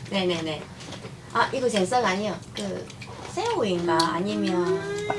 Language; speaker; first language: Korean; non-native, local second language; Vietnamese